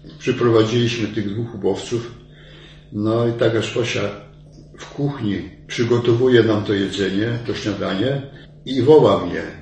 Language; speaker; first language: Polish; native; Polish